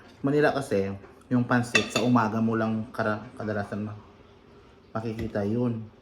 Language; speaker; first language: Filipino; non-native, local second language; Cebuano